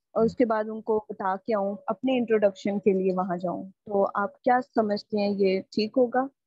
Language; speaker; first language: Urdu; native; Urdu